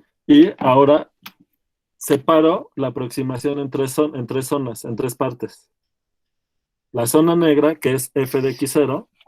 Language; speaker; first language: Spanish; native; Spanish